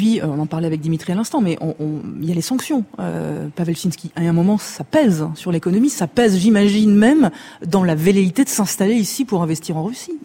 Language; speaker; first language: French; native; French